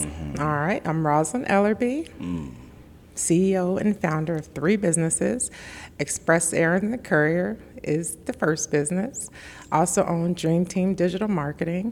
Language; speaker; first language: English; native; English